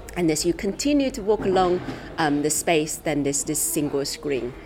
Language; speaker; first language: English; non-native, fluent; Chinese